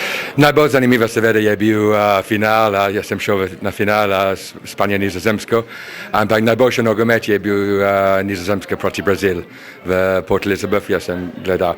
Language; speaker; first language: Slovenian; non-native, learner; English